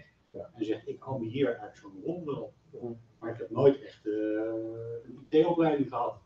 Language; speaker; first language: Dutch; native; Dutch